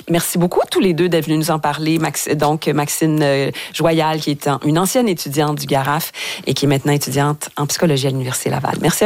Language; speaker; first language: French; native; French